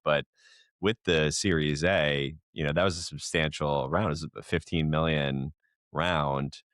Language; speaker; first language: English; native; English